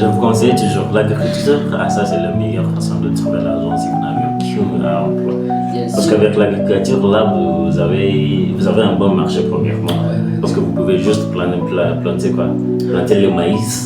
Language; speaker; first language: French; non-native, learner; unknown